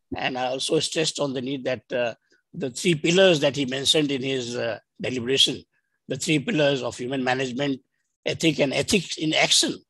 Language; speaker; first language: English; non-native, local second language; Bangla